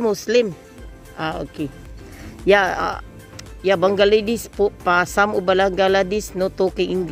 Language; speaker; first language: English; non-native, local second language; Filipino